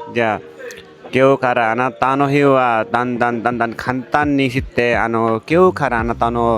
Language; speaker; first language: Japanese; non-native, learner; Nepali